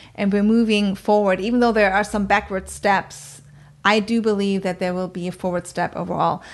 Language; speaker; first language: English; non-native, fluent; German